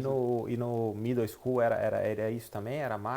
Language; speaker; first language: Portuguese; native; Portuguese